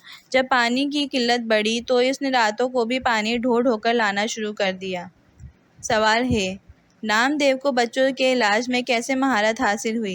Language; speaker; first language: Urdu; native; Urdu